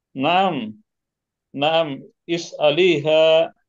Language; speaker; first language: Arabic; non-native, learner; Indonesian